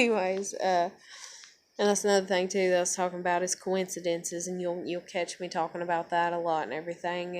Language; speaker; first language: English; native; English